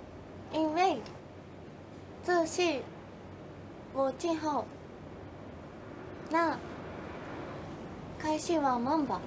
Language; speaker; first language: Chinese; non-native, learner; Japanese